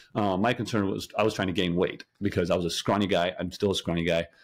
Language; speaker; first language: English; native; English